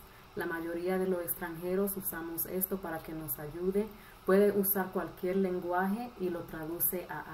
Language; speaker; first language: Spanish; early bilingual, heritage; Spanish